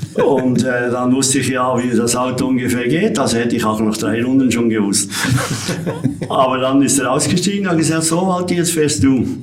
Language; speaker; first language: German; native; German